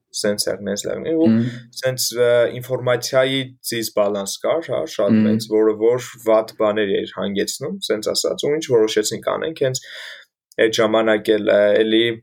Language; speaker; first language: Armenian; native; Armenian